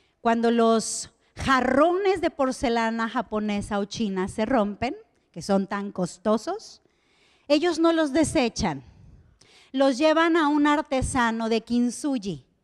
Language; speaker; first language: Spanish; native; Spanish